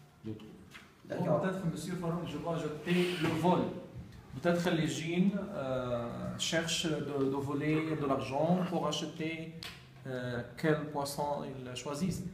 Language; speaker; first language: French; non-native, learner; Arabic